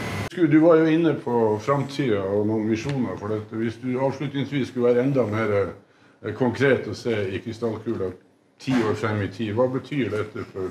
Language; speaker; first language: Norwegian; native; Norwegian